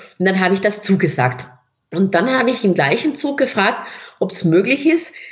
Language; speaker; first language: German; native; German